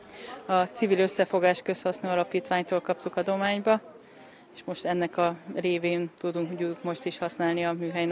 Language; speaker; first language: Hungarian; native; Hungarian